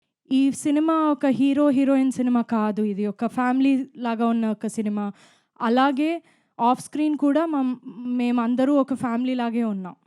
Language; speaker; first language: Telugu; non-native, fluent; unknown